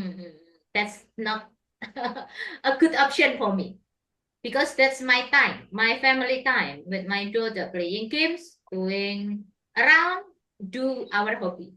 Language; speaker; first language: English; non-native, fluent; Indonesian